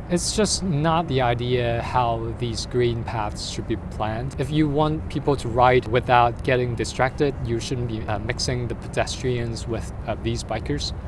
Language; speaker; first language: English; non-native, fluent; Chinese